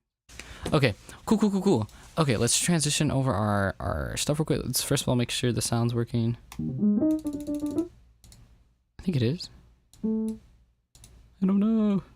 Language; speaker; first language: English; native; English